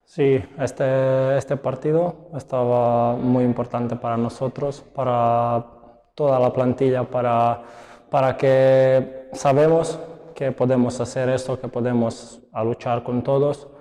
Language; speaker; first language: Spanish; non-native, learner; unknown